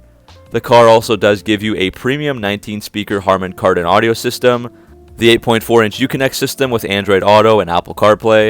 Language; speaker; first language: English; native; English